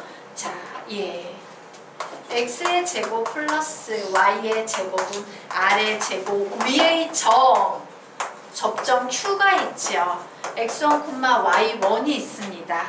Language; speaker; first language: Korean; native; Korean